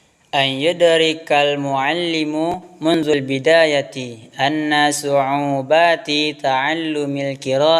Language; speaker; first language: Arabic; non-native, learner; Indonesian